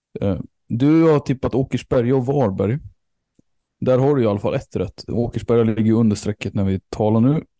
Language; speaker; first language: Swedish; native; Swedish